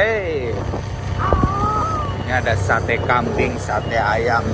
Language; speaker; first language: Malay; non-native, local second language; Javanese